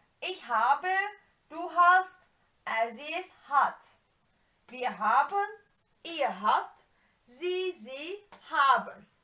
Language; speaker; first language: German; non-native, fluent; Turkish